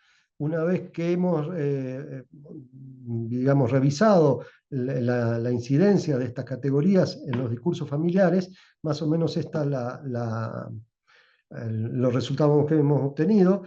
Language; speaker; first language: Spanish; native; Spanish